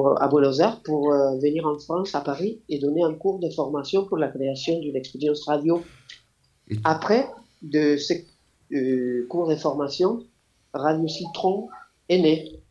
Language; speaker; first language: French; non-native, fluent; Spanish